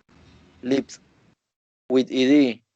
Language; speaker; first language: English; non-native, learner; Spanish